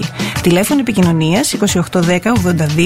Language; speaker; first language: Greek; native; Greek